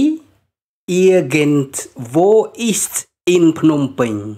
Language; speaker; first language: German; non-native, learner; Khmer